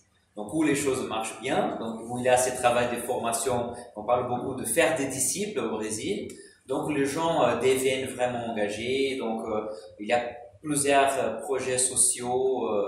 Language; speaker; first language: French; non-native, fluent; Portuguese